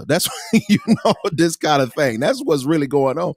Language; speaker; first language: English; native; English